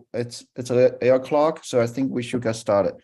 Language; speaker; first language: English; non-native, fluent; Chinese